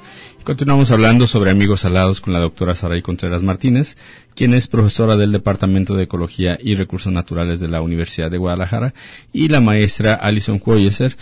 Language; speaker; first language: Spanish; native; Spanish